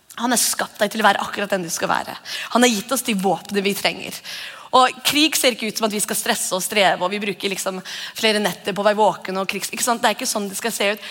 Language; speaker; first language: Norwegian; native; Norwegian